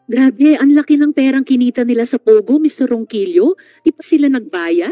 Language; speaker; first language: Filipino; native; Filipino